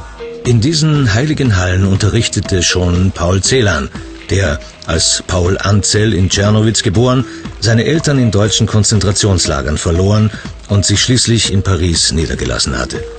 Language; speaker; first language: German; native; German